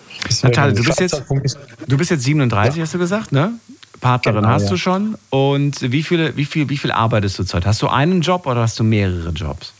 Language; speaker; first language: German; native; German